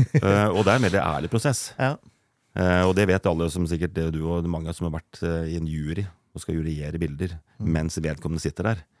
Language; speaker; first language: Norwegian; native; Norwegian